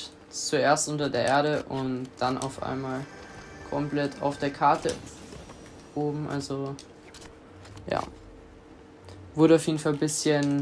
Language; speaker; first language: German; native; German